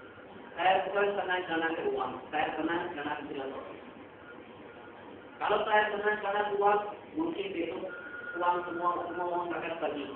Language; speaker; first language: Indonesian; non-native, learner; Hindi